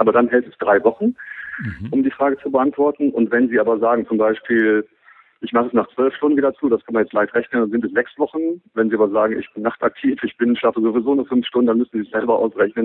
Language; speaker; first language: German; native; German